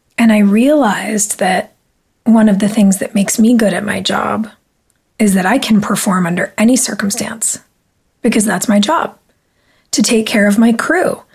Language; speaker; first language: English; native; English